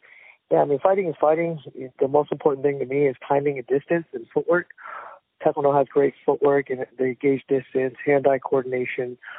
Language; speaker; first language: English; native; English